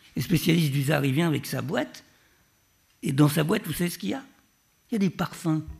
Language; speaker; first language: French; native; French